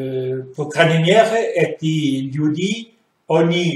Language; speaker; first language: Russian; non-native, fluent; French